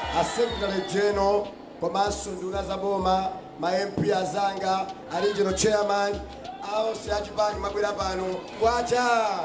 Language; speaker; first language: Nyanja; native; Nyanja